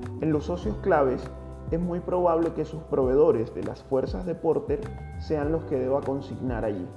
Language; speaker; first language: Spanish; native; Spanish